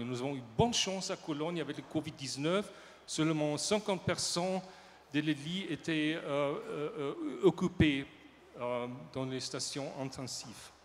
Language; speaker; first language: French; non-native, learner; German